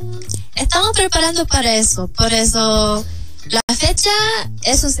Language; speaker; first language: Spanish; non-native, learner; Korean